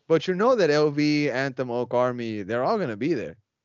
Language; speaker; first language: English; native; English